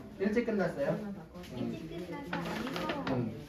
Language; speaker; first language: Korean; native; Korean